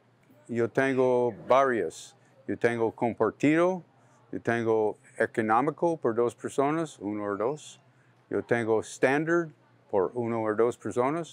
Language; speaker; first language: Spanish; non-native, learner; English